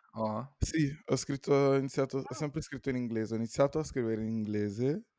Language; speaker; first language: Italian; native; Italian